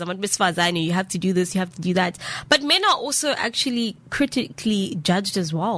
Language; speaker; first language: English; non-native, local second language; Zulu